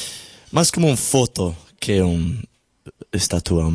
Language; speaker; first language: Spanish; non-native, learner; English